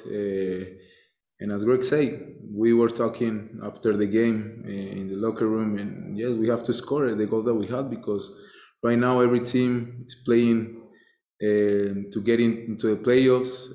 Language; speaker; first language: English; non-native, fluent; Spanish